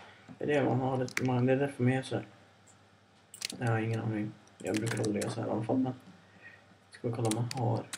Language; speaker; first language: Swedish; native; Swedish